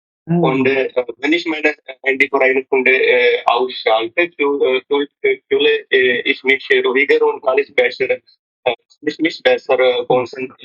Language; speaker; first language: German; non-native, learner; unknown